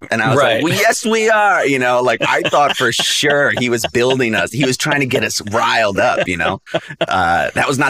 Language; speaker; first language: English; native; English